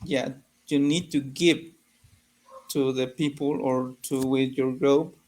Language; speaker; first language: English; non-native, learner; Spanish